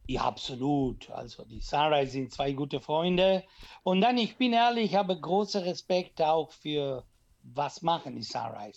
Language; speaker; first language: German; non-native, learner; Italian